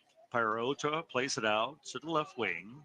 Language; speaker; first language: English; native; English